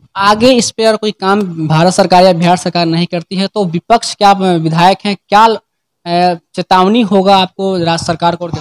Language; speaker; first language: Hindi; native; Hindi